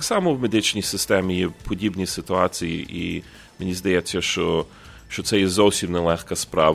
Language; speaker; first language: Ukrainian; early bilingual, heritage; Ukrainian